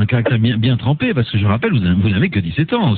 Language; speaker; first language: French; native; French